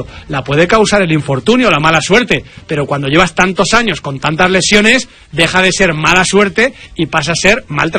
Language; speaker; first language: Spanish; native; Spanish